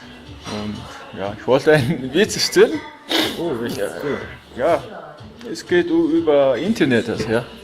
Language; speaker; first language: German; non-native, learner; Mongolian